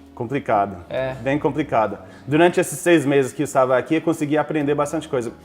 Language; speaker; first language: Portuguese; non-native, fluent; English